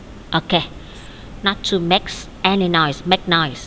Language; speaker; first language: English; non-native, fluent; Vietnamese